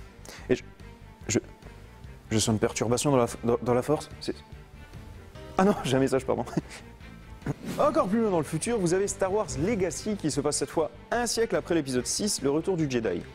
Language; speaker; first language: French; native; French